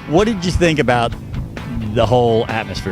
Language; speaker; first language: English; native; English